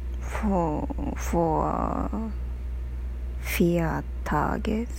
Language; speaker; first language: German; non-native, learner; Japanese